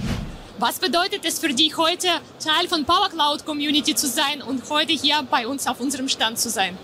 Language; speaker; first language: German; native; German